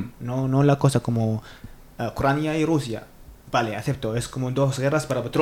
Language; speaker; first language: Spanish; non-native, learner; Arabic